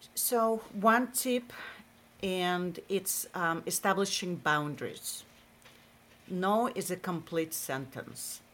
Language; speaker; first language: English; non-native, fluent; Russian